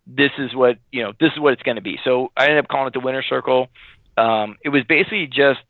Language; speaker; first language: English; native; English